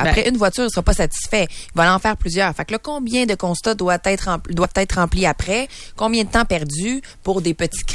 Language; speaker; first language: French; native; French